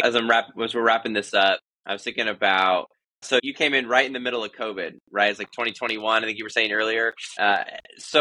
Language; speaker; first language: English; native; English